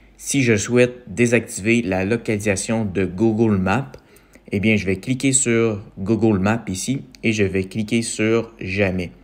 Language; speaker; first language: French; native; French